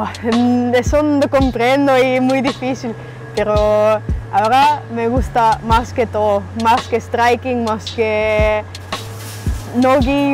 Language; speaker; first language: Spanish; non-native, learner; German